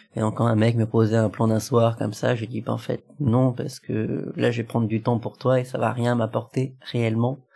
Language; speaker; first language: French; native; French